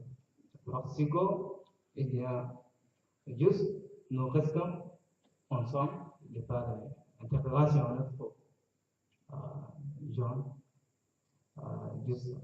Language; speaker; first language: French; non-native, learner; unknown